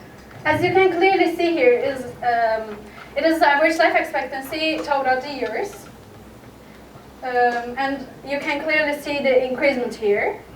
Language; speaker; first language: English; non-native, fluent; Turkish